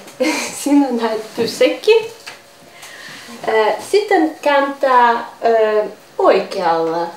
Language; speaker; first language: Finnish; non-native, learner; Russian